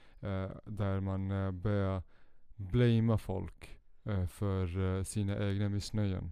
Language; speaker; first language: Swedish; early bilingual, other home language; Kurdish